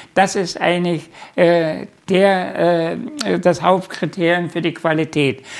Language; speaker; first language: German; native; German